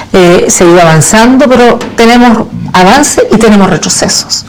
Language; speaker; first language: Spanish; native; Spanish